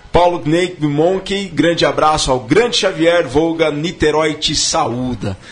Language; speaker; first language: Portuguese; native; Portuguese